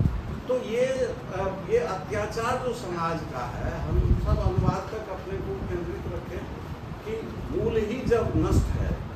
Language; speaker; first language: Hindi; native; Hindi